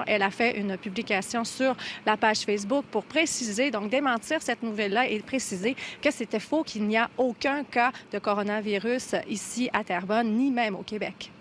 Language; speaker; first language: French; native; French